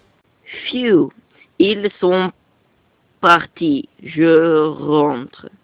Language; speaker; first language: French; non-native, learner; Dutch